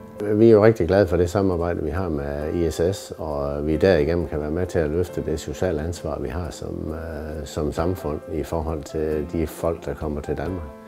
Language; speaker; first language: Danish; native; Danish